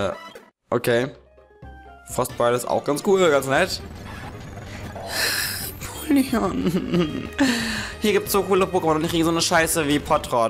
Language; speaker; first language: German; native; German